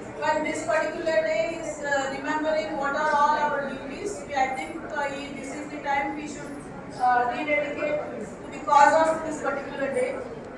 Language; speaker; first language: English; non-native, local second language; Telugu